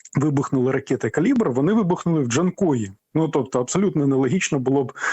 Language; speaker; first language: Ukrainian; native; Ukrainian